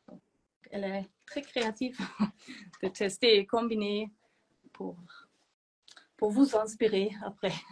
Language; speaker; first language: French; non-native, fluent; German